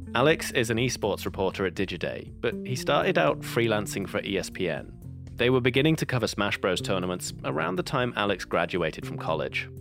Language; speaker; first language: English; native; English